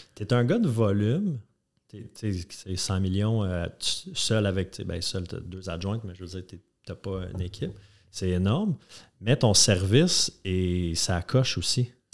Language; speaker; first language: French; native; French